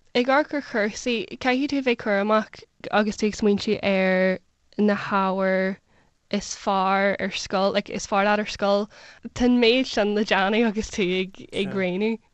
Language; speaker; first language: Irish; non-native, local second language; English